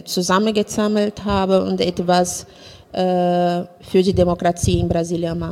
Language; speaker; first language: German; non-native, fluent; Portuguese